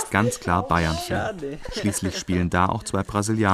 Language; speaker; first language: German; native; German